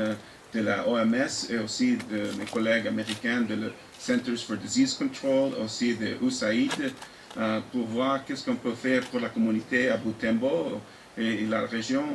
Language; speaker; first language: French; non-native, fluent; English